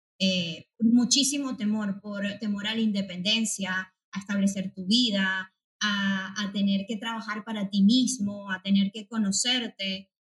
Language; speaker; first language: Spanish; native; Spanish